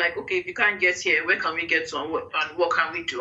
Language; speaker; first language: English; non-native, local second language; Yoruba